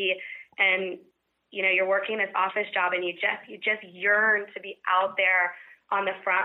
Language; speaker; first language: English; native; English